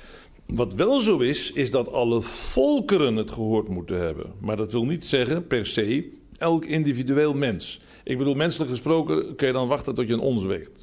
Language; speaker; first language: Dutch; native; Dutch